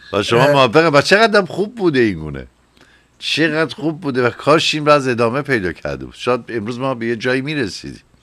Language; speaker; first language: Persian; native; Persian